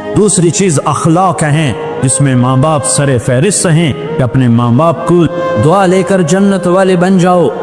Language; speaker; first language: Urdu; non-native, local second language; Punjabi